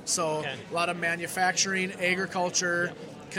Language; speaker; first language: English; native; English